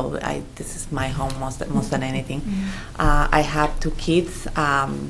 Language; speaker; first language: English; non-native, fluent; Spanish